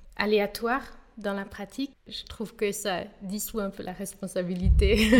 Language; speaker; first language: French; native; French